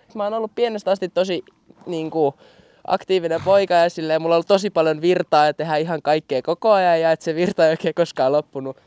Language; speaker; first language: Finnish; native; Finnish